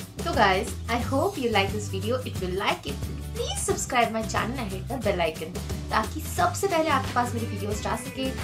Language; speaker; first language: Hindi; non-native, local second language; Bangla